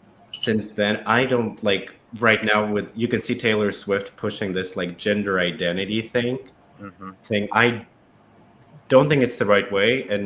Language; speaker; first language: English; non-native, fluent; Russian